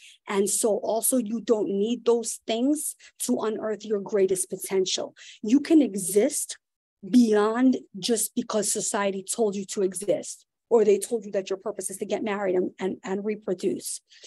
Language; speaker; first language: English; native; English